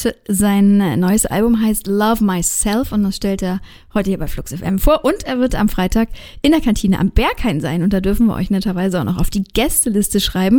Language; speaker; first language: German; native; German